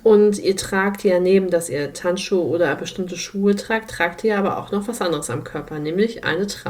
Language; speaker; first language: German; native; German